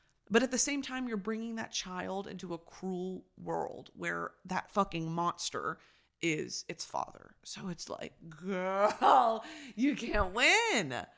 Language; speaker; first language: English; native; English